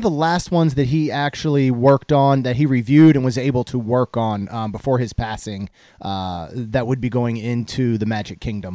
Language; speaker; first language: English; native; English